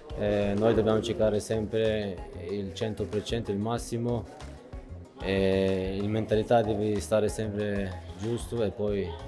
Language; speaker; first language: Italian; non-native, fluent; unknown